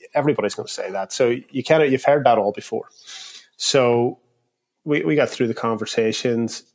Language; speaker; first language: English; native; English